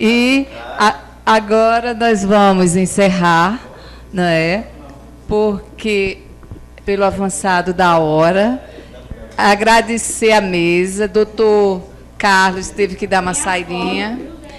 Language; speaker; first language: Portuguese; native; Portuguese